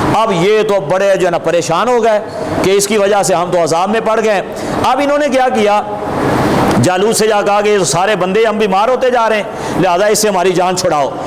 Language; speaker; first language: Urdu; non-native, local second language; Punjabi